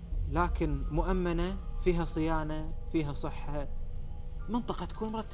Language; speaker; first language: Arabic; native; Arabic